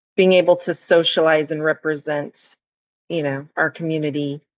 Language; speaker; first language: English; native; English